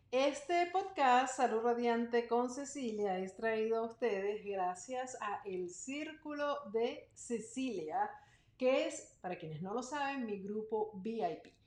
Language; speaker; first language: Spanish; native; Spanish